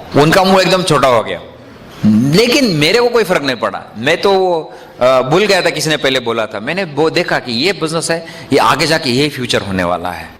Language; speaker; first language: Hindi; non-native, local second language; Marathi